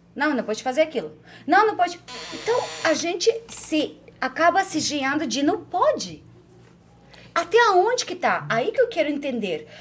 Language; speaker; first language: Portuguese; non-native, fluent; Ukrainian